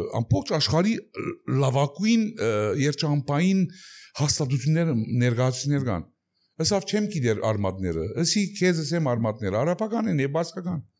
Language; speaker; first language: Armenian; early bilingual, heritage; Armenian